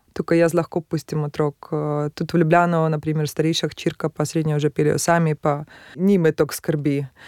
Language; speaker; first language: Slovenian; non-native, fluent; Russian